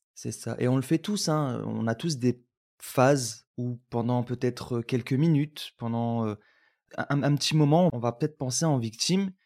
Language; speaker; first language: French; native; French